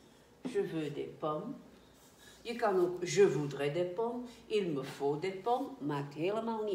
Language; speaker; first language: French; non-native, fluent; Dutch